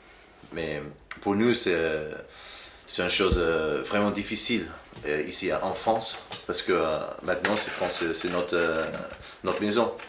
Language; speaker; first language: French; non-native, learner; English